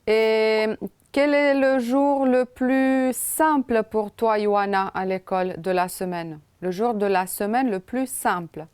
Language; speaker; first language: French; non-native, fluent; Romanian